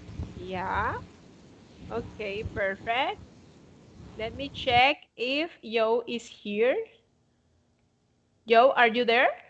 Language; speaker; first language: English; non-native, fluent; Spanish